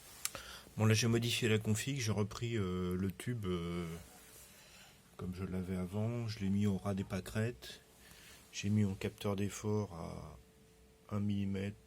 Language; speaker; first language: French; native; French